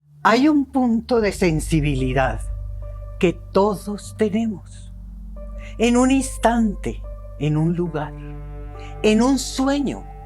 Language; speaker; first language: Spanish; native; Spanish